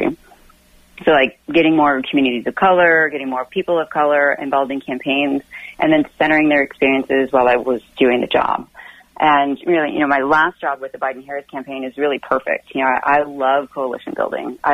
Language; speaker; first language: English; native; English